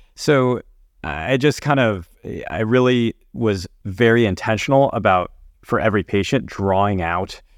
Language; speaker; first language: English; native; English